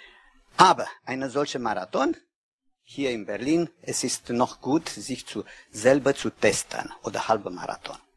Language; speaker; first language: German; non-native, learner; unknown